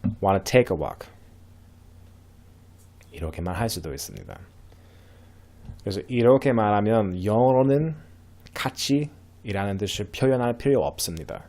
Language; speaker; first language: Korean; non-native, fluent; English